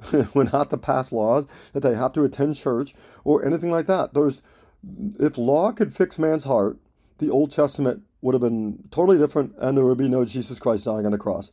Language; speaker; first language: English; native; English